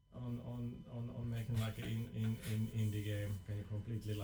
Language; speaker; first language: English; non-native, fluent; Finnish